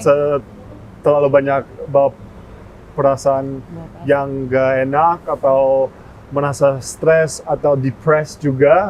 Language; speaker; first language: Indonesian; early bilingual, heritage; English